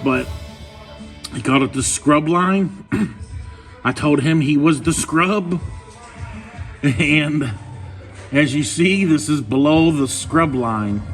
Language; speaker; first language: English; native; English